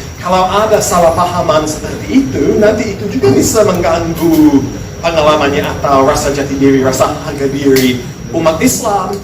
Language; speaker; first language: Indonesian; non-native, fluent; English